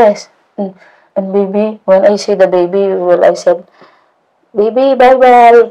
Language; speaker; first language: English; non-native, learner; Indonesian